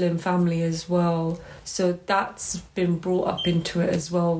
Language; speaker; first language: English; native; English